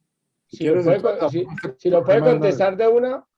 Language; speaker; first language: Spanish; native; Spanish